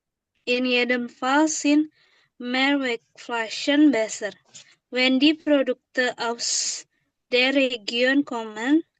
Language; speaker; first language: German; non-native, learner; Indonesian